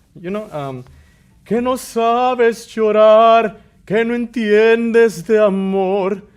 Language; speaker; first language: Spanish; early bilingual, other home language; English